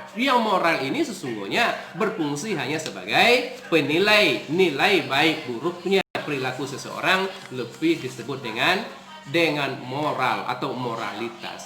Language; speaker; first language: Indonesian; native; Indonesian